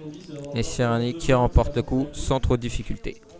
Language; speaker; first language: French; native; French